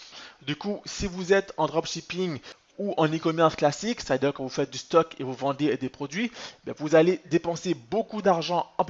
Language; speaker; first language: French; native; French